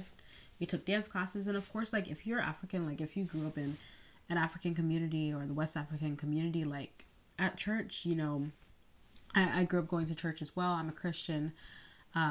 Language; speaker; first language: English; native; English